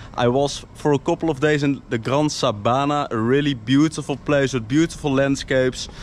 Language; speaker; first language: English; non-native, fluent; Dutch